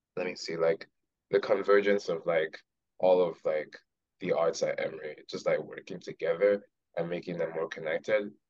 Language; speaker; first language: English; non-native, local second language; Yoruba